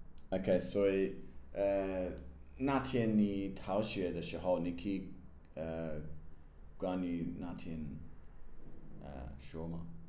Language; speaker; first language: Chinese; non-native, learner; English